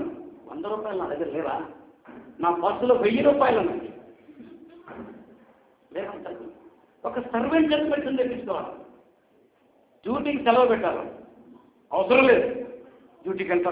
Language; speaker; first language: Telugu; native; Telugu